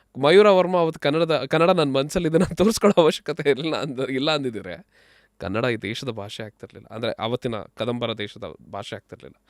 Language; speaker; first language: Kannada; non-native, local second language; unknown